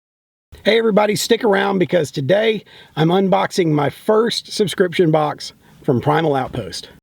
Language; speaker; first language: English; native; English